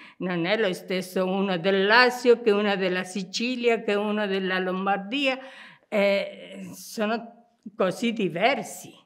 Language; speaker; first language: Italian; non-native, fluent; Spanish